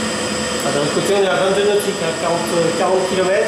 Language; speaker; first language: French; native; French